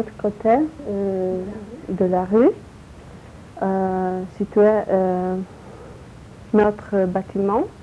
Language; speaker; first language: French; non-native, learner; Polish